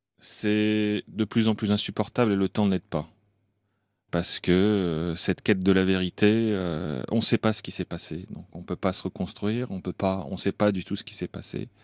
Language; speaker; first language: French; native; French